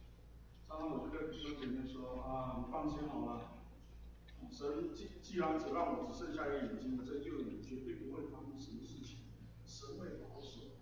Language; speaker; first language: Chinese; non-native, local second language; English